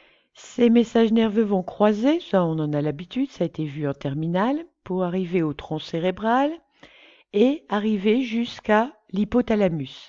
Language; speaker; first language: French; native; French